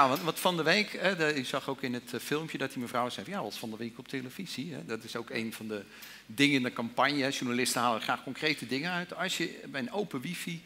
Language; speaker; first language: Dutch; native; Dutch